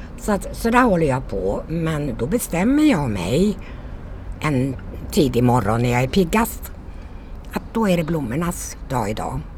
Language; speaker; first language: Swedish; native; Swedish